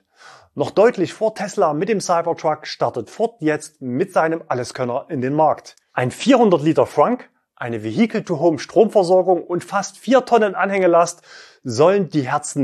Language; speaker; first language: German; native; German